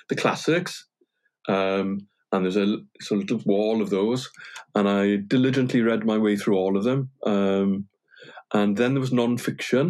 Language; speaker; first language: English; non-native, local second language; Welsh